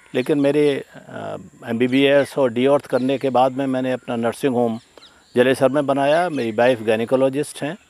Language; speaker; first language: Hindi; native; Hindi